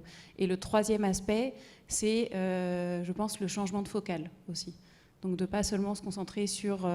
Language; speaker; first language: French; native; French